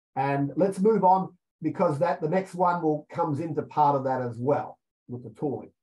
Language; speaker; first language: English; native; English